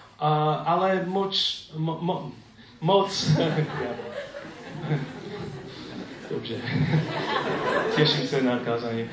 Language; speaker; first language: Czech; non-native, learner; English